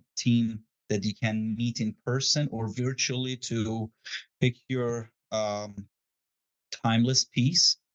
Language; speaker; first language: English; non-native, fluent; Persian